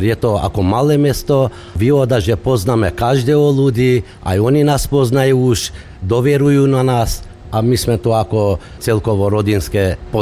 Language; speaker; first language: Slovak; non-native, local second language; Macedonian